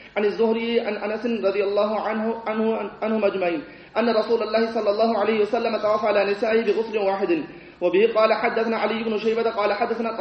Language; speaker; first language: Arabic; non-native, fluent; Urdu